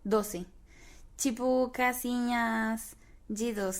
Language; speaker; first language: Portuguese; non-native, fluent; Spanish